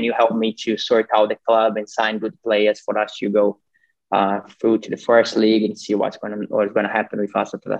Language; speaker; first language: English; non-native, fluent; Portuguese